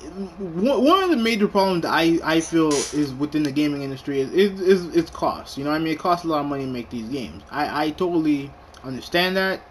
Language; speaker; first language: English; native; English